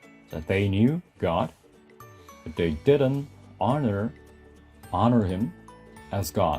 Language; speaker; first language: English; non-native, fluent; Korean